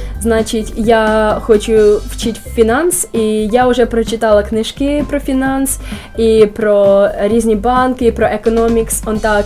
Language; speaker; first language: Ukrainian; early bilingual, heritage; Ukrainian